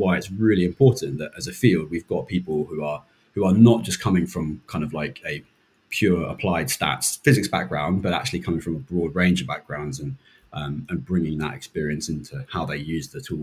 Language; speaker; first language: English; native; English